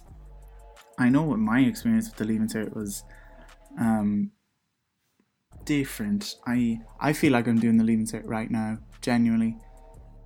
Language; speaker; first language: English; native; English